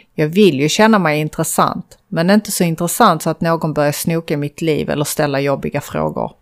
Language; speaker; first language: Swedish; early bilingual, other home language; Azerbaijani